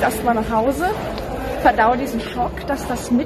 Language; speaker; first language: German; native; German